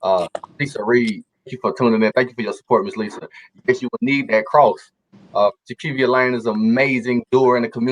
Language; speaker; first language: English; native; English